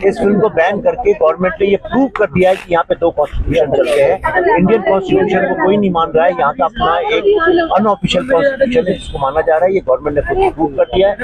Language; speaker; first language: Hindi; native; Hindi